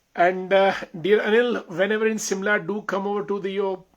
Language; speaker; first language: English; non-native, local second language; Hindi